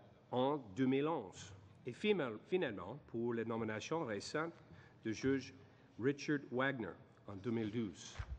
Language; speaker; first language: French; non-native, learner; English